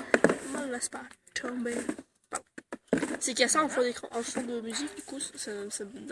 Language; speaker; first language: French; native; French